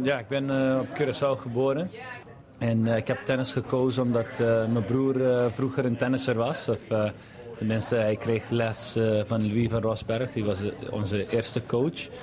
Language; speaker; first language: Dutch; non-native, local second language; Papiamento